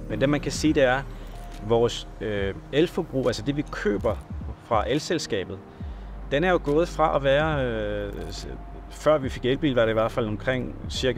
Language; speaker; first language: Danish; non-native, fluent; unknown